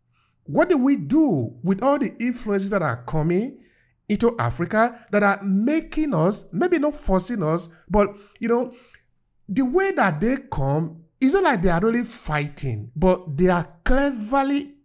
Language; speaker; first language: English; non-native, local second language; Esan